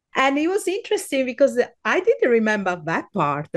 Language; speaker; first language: English; non-native, fluent; Italian